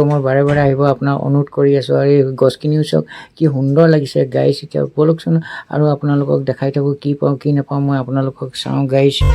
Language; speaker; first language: Assamese; native; Assamese